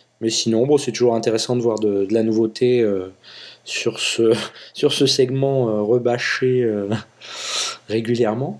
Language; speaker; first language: French; native; French